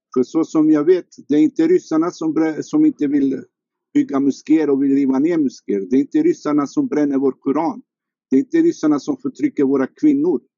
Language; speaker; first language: Swedish; non-native, fluent; Albanian